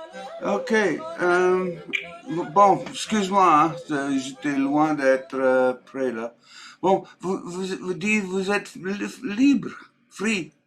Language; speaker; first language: French; non-native, learner; English